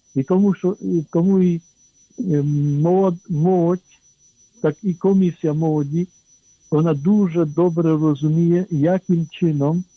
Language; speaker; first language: Ukrainian; non-native, fluent; Polish